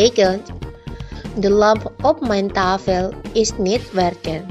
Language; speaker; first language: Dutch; non-native, fluent; Indonesian